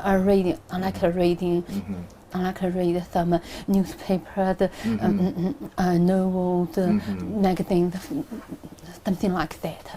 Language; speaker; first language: English; non-native, learner; Chinese